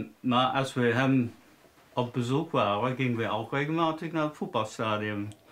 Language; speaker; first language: Dutch; non-native, fluent; English